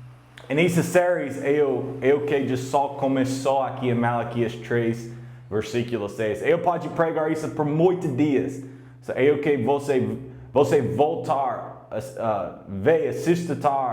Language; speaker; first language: Portuguese; non-native, learner; English